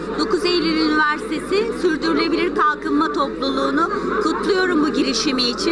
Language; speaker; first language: Turkish; native; Turkish